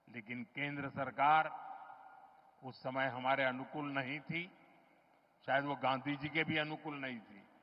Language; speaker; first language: Hindi; non-native, local second language; Gujarati